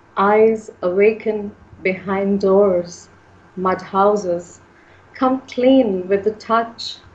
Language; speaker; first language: English; non-native, local second language; Punjabi